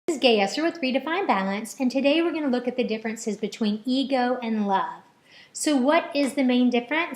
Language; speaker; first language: English; native; English